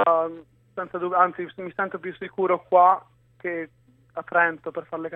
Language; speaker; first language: Italian; native; Italian